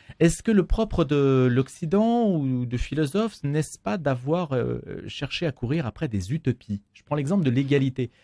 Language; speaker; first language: French; native; French